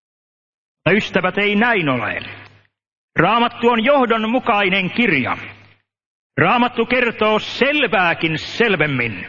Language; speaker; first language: Finnish; native; Finnish